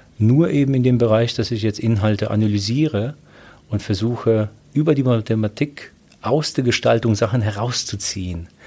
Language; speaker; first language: German; early bilingual, other home language; Polish